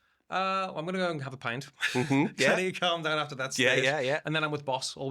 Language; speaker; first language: English; native; English